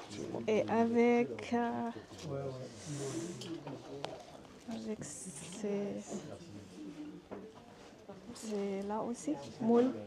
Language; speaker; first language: French; non-native, learner; Indonesian